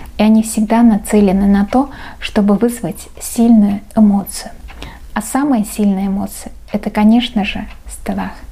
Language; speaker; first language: Russian; non-native, local second language; Uzbek